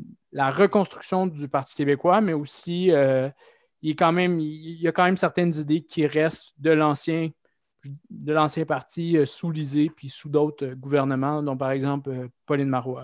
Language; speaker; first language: French; native; French